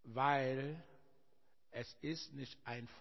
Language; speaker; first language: German; non-native, learner; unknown